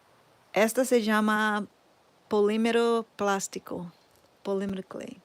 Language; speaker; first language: Spanish; non-native, learner; Portuguese